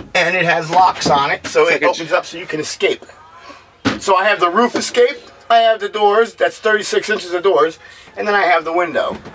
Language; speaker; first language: English; native; English